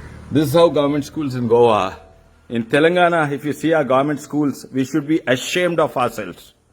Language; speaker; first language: English; non-native, local second language; Telugu